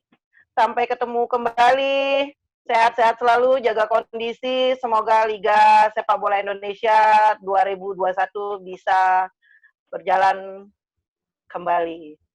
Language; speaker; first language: Indonesian; native; Indonesian